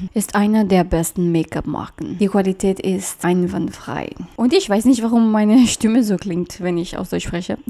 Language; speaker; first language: German; non-native, learner; Portuguese